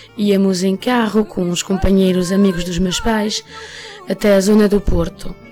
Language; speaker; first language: Portuguese; early bilingual, heritage; Portuguese